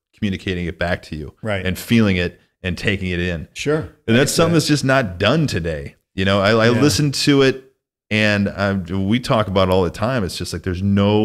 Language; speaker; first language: English; native; English